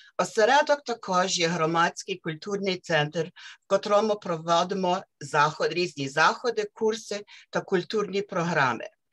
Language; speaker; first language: Ukrainian; early bilingual, heritage; Ukrainian